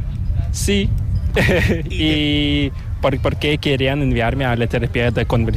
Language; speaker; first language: Spanish; non-native, fluent; Korean